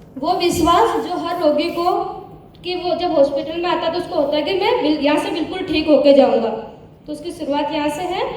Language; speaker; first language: Hindi; native; Hindi